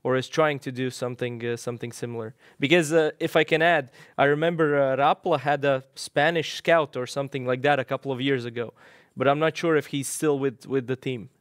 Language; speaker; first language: English; non-native, fluent; Latvian